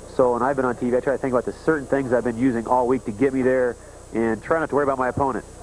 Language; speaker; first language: English; native; English